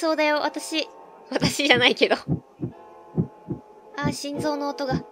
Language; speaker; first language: Japanese; native; Japanese